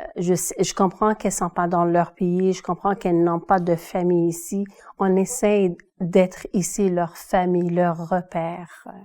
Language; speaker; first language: French; non-native, local second language; Kabyle